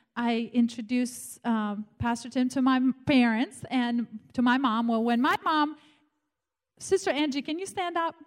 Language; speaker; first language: English; non-native, fluent; Romanian